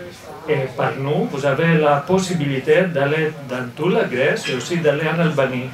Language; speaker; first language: French; non-native, fluent; Greek